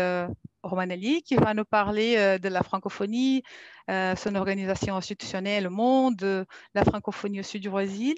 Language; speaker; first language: French; non-native, fluent; Portuguese